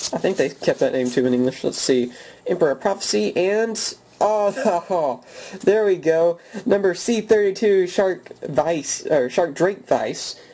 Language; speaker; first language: English; native; English